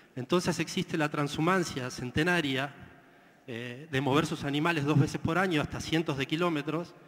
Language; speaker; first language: Spanish; native; Spanish